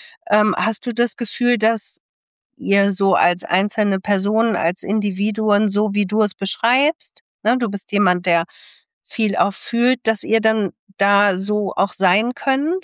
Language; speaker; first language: German; native; German